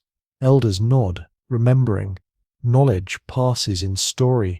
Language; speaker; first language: English; native; English